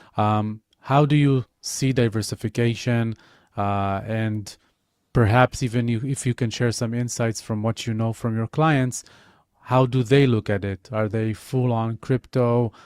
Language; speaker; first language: English; non-native, fluent; Hebrew